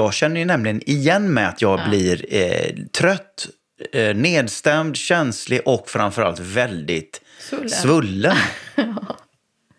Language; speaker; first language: Swedish; native; Swedish